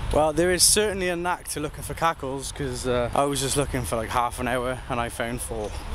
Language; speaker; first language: English; native; English